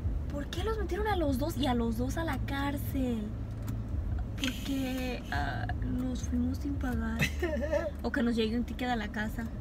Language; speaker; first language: Spanish; early bilingual, heritage; Spanish